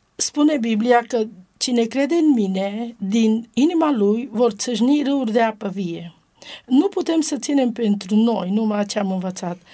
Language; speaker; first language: Romanian; non-native, local second language; Romany